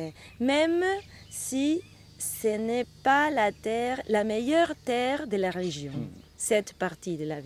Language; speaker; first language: French; non-native, fluent; Spanish